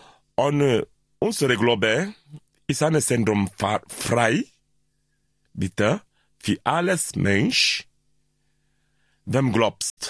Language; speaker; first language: German; non-native, learner; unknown